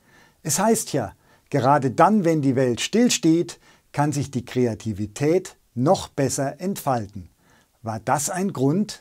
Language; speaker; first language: German; native; German